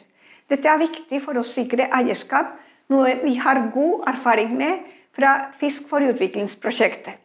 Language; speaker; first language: Norwegian; non-native, fluent; Spanish